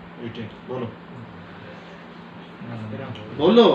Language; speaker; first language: Hindi; non-native, local second language; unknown